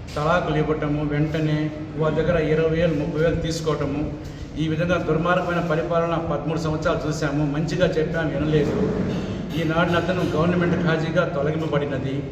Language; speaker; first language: Telugu; non-native, local second language; Urdu